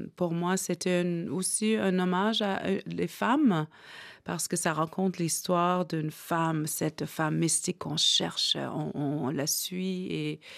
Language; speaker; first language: French; non-native, local second language; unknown